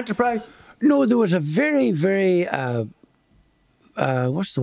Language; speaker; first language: English; native; English